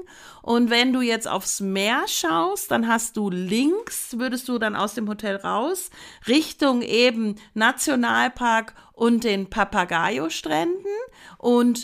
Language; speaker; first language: German; native; German